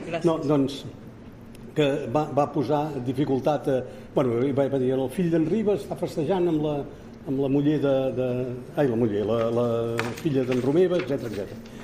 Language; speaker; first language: Catalan; native; Catalan